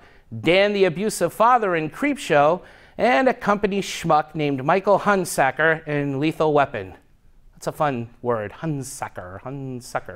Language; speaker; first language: English; native; English